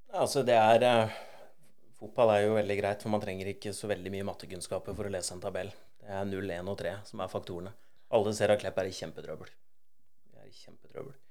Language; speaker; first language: Norwegian; native; Norwegian